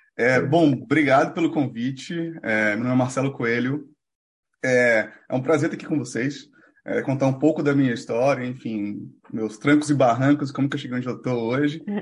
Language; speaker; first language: Portuguese; native; Portuguese